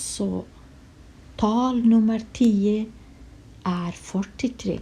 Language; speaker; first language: Swedish; non-native, fluent; Kurdish